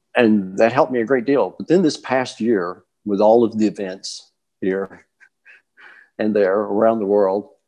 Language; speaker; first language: English; native; English